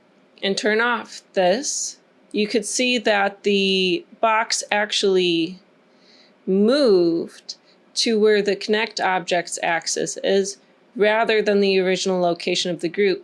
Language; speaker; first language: English; native; English